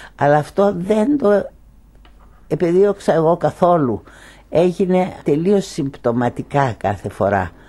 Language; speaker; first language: Greek; native; Greek